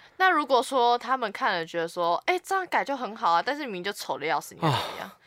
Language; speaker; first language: Chinese; native; Chinese